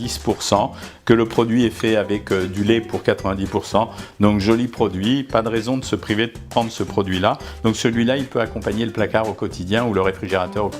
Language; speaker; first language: French; native; French